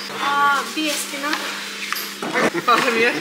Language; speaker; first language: French; non-native, learner; Turkish